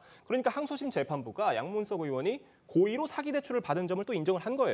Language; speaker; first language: Korean; native; Korean